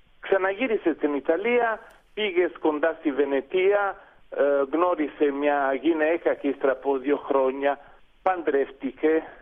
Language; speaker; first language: Greek; non-native, fluent; Italian